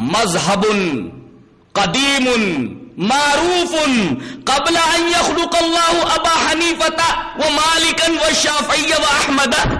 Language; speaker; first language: Urdu; native; Urdu